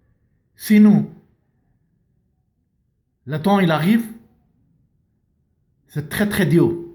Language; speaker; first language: French; non-native, learner; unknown